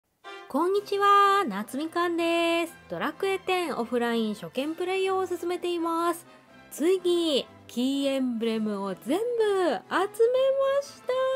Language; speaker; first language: Japanese; native; Japanese